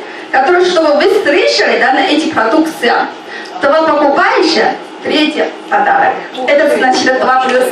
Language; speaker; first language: Russian; non-native, learner; Chinese